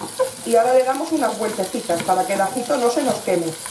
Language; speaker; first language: Spanish; native; Spanish